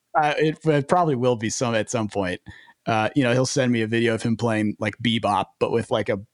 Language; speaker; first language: English; early bilingual, other home language; Italian